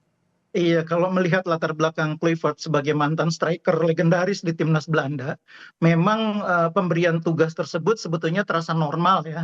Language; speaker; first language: Indonesian; native; Indonesian